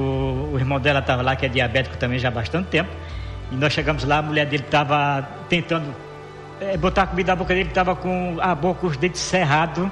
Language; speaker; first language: Portuguese; native; Portuguese